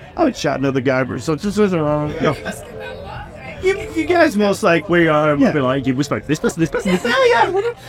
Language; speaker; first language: English; native; English